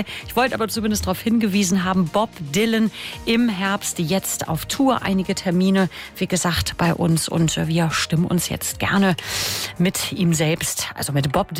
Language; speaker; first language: German; native; German